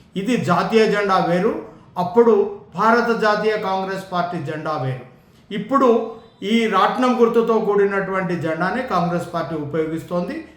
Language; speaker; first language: Telugu; native; Telugu